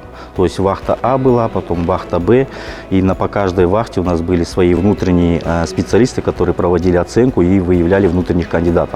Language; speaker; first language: Russian; native; Russian